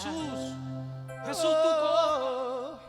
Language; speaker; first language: Spanish; native; Spanish